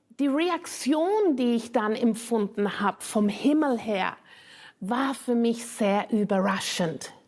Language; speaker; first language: German; non-native, fluent; English